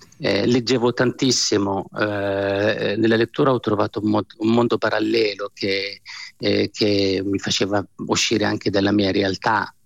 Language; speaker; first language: Italian; non-native, fluent; Arabic